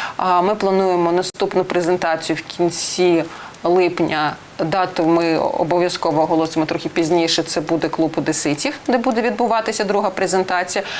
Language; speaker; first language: Ukrainian; non-native, local second language; Russian